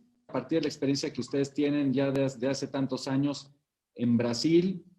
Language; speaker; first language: Spanish; native; Spanish